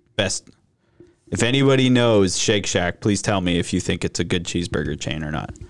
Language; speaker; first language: English; native; English